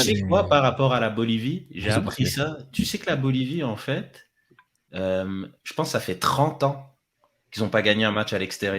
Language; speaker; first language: French; native; French